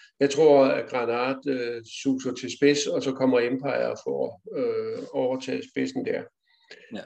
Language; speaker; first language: Danish; native; Danish